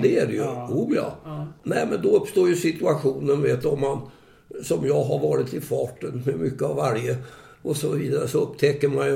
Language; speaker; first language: Swedish; native; Swedish